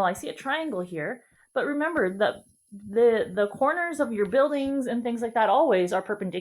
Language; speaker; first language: English; native; English